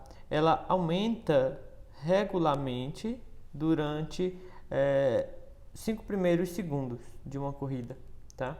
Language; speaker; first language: Portuguese; native; Portuguese